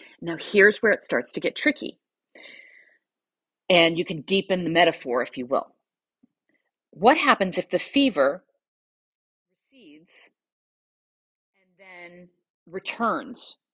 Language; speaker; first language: English; native; English